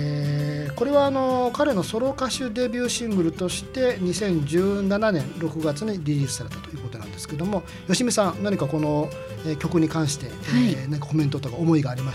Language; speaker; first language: Japanese; native; Japanese